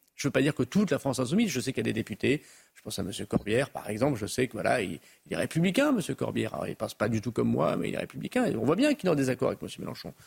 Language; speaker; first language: French; native; French